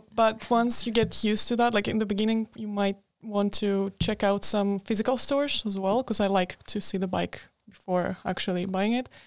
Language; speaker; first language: English; non-native, fluent; Greek